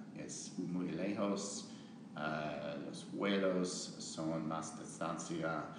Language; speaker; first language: Spanish; non-native, learner; English